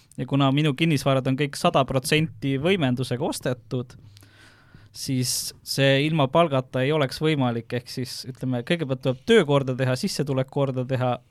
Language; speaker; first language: Estonian; native; Estonian